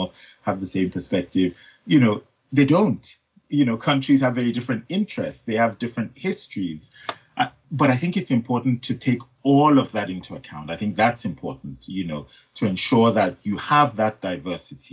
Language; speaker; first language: English; non-native, local second language; Yoruba